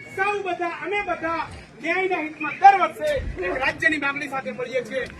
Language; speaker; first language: Gujarati; non-native, local second language; Bhili